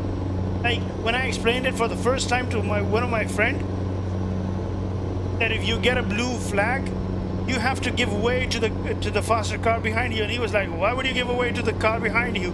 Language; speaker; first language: English; non-native, local second language; Pashto